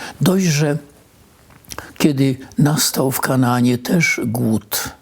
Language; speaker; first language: Polish; native; Polish